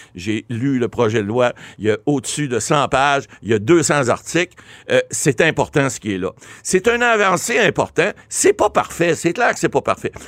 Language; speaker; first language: French; native; French